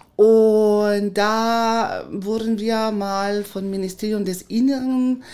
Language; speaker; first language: German; non-native, fluent; Spanish